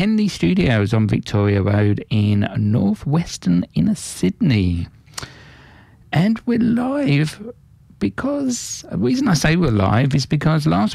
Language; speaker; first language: English; native; English